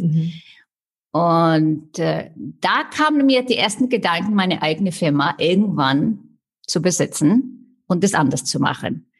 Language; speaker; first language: German; non-native, fluent; Icelandic